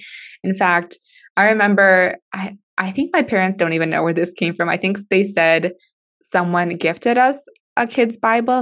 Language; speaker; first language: English; early bilingual, other home language; Russian